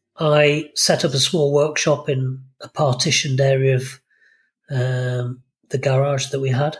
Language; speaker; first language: English; native; English